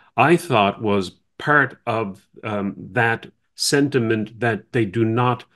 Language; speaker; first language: English; native; English